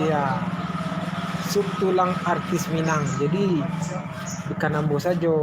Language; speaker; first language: Indonesian; non-native, local second language; Minangkabau